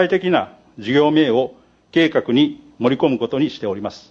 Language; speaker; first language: Japanese; native; Japanese